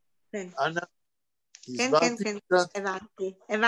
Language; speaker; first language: Hebrew; non-native, learner; Polish